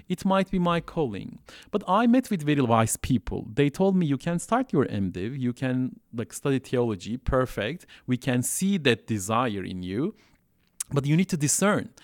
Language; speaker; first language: English; non-native, fluent; Turkish